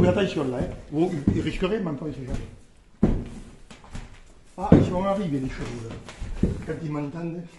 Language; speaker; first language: French; native; French